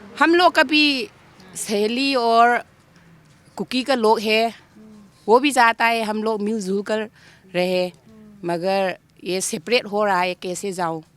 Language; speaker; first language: Hindi; non-native, local second language; Manipuri